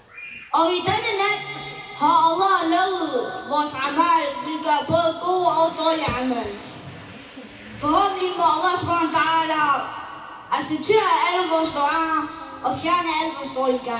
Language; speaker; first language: Danish; non-native, learner; Malay